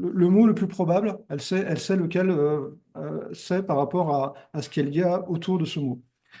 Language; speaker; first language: French; native; French